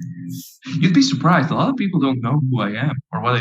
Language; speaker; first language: English; native; English